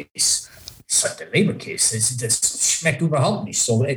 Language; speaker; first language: German; non-native, fluent; English